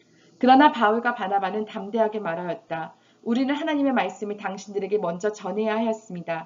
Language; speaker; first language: Korean; native; Korean